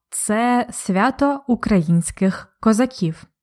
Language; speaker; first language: Ukrainian; native; Ukrainian